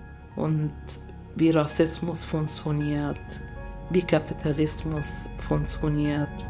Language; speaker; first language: German; non-native, fluent; Arabic